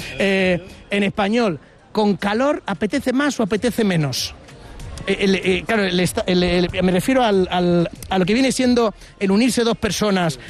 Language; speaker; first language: Spanish; native; Spanish